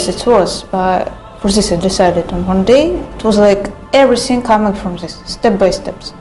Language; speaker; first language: English; non-native, learner; Russian